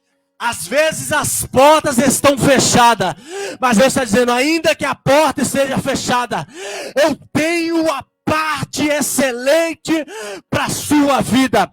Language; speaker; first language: Portuguese; native; Portuguese